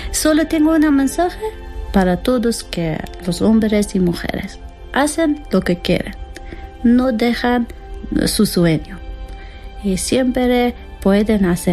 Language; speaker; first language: Spanish; non-native, learner; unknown